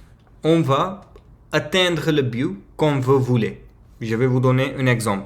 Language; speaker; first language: French; non-native, learner; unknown